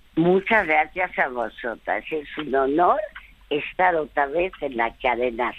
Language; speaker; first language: Spanish; early bilingual, other home language; French